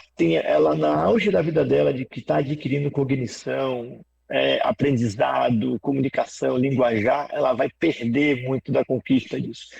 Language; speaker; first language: Portuguese; native; Portuguese